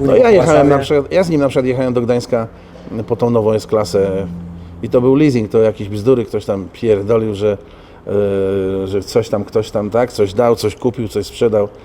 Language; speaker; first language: Polish; native; Polish